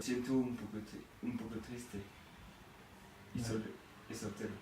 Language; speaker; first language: Spanish; non-native, learner; French